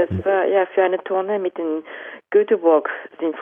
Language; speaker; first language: German; non-native, fluent; Japanese